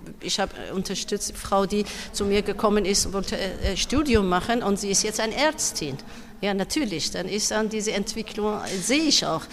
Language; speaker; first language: German; non-native, fluent; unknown